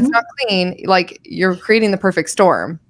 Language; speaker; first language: English; native; English